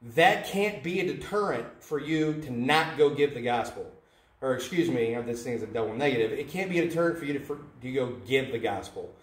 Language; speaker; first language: English; native; English